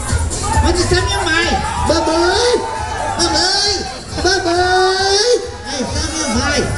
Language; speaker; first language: Portuguese; non-native, learner; Spanish